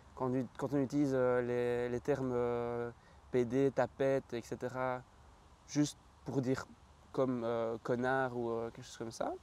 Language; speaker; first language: French; native; French